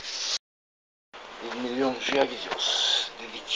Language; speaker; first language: Turkish; native; Turkish